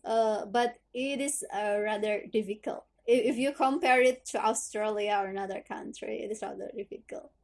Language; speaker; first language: English; non-native, learner; Indonesian